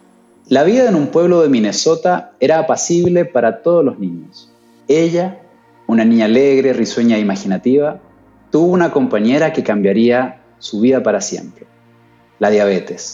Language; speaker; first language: Spanish; native; Spanish